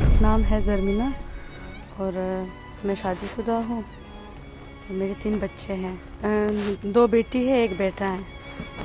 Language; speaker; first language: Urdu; non-native, fluent; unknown